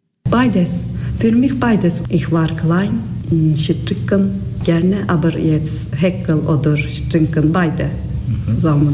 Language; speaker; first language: German; non-native, learner; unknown